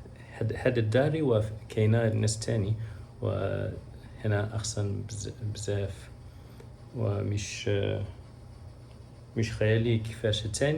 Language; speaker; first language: Arabic; non-native, learner; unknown